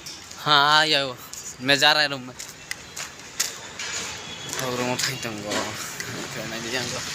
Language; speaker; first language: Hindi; non-native, local second language; Kok Borok